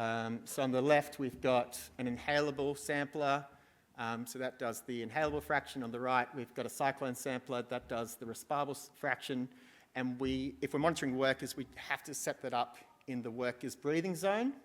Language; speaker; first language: English; native; English